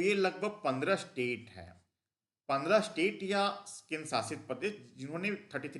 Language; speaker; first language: Hindi; native; Hindi